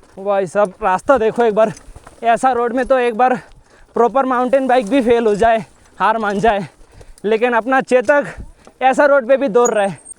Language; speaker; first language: Hindi; non-native, local second language; Bangla